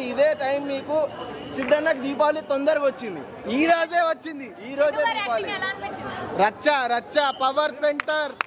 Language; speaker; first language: Telugu; native; Telugu